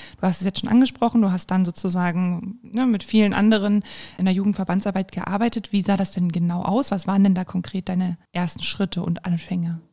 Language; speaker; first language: German; native; German